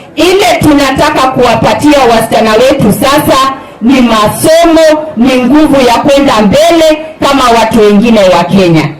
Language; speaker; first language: Swahili; non-native, local second language; Masai